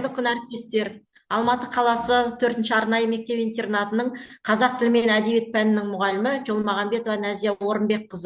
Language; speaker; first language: Kazakh; native; Kazakh